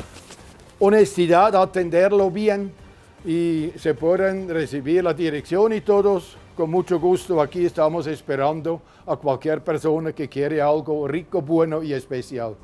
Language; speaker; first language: Spanish; non-native, fluent; German